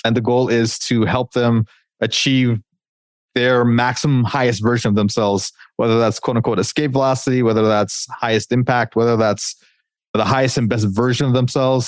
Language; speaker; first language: English; native; English